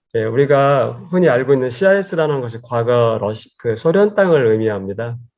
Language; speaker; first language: Korean; native; Korean